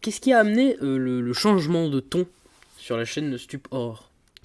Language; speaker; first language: French; native; French